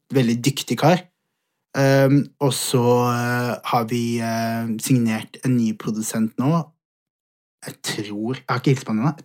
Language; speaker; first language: Norwegian; early bilingual, other home language; Somali